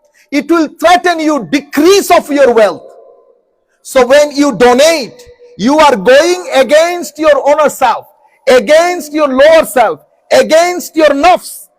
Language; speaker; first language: English; non-native, local second language; Bangla